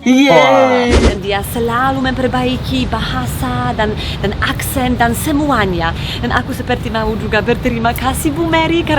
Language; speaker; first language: Indonesian; non-native, fluent; Polish